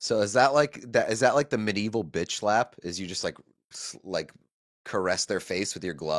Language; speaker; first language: English; native; English